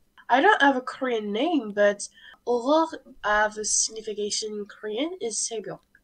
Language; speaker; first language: English; non-native, learner; French